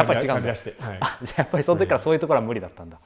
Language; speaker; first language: Japanese; native; Japanese